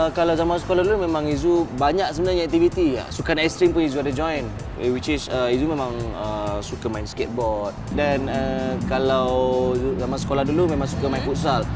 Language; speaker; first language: Malay; native; Malay